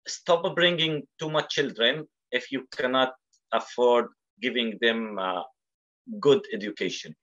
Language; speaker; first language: English; non-native, fluent; Arabic